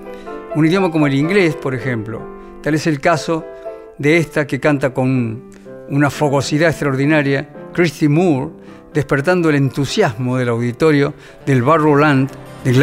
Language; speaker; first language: Spanish; native; Spanish